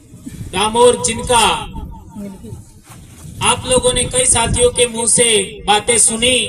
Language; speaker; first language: Hindi; non-native, local second language; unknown